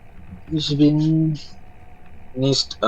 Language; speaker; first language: German; non-native, learner; Bangla